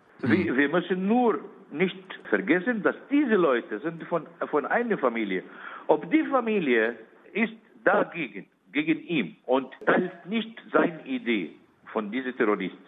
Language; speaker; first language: German; non-native, learner; Arabic